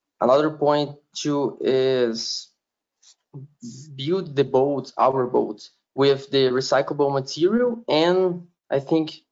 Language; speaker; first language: English; non-native, learner; Portuguese